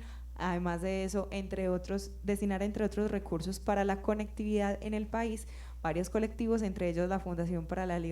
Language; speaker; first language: Spanish; native; Spanish